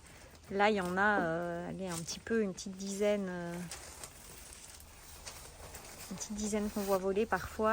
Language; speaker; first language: French; native; French